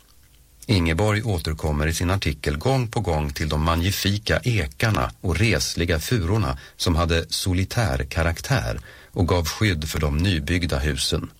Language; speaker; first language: Swedish; native; Swedish